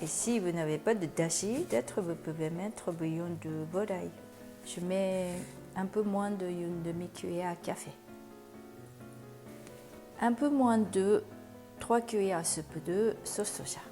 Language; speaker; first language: French; non-native, learner; Japanese